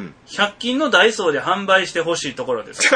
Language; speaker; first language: Japanese; native; Japanese